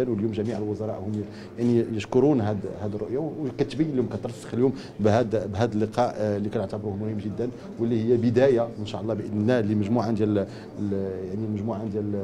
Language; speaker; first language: Arabic; native; Arabic